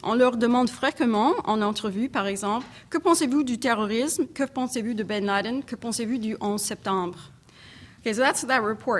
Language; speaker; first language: French; non-native, fluent; English